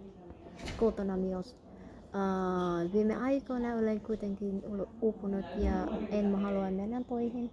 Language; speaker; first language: Finnish; non-native, learner; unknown